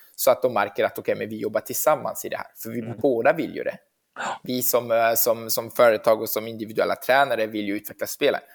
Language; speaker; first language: Swedish; early bilingual, heritage; Swedish